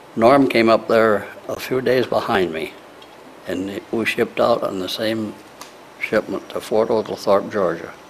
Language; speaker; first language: English; native; English